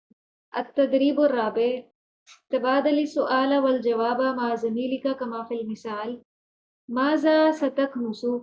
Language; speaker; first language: Arabic; non-native, fluent; Urdu